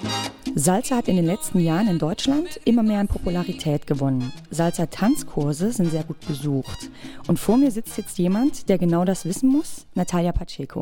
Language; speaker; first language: German; native; German